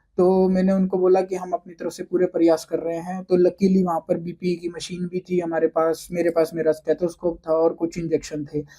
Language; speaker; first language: Hindi; native; Hindi